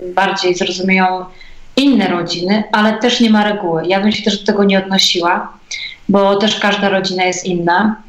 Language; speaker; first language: Polish; native; Polish